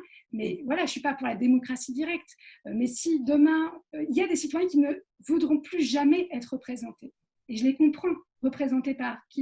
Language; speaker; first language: French; native; French